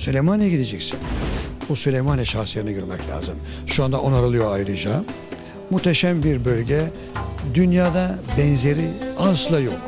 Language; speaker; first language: Turkish; native; Turkish